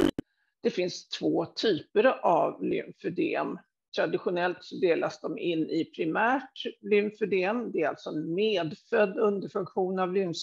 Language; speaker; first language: Swedish; native; Swedish